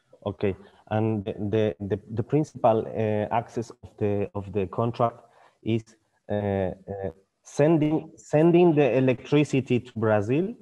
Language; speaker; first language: English; non-native, learner; Spanish